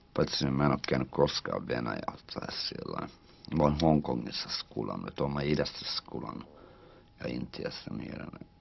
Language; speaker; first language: Finnish; early bilingual, heritage; Finnish